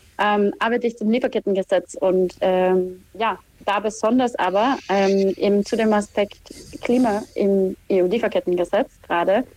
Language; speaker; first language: German; native; German